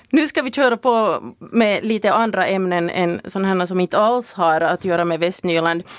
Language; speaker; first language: Swedish; native; Swedish